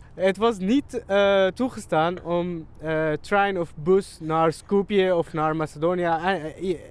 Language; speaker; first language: Dutch; non-native, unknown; Arabic